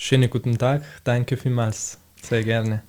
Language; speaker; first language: German; non-native, fluent; Italian